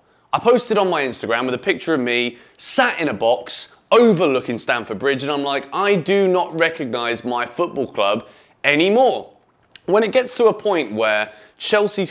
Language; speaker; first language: English; native; English